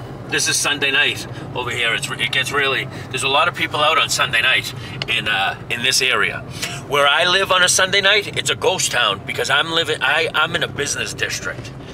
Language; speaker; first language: English; native; English